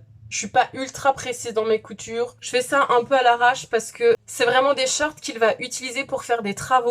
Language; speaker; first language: French; native; French